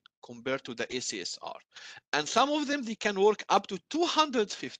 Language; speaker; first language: English; non-native, fluent; Arabic